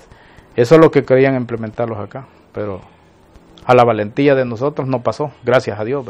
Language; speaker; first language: Spanish; native; Spanish